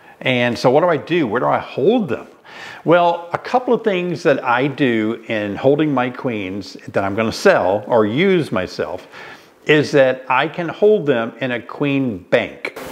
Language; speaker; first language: English; native; English